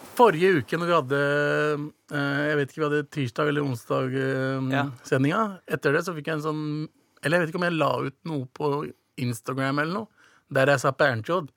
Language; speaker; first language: Norwegian; early bilingual, other home language; Urdu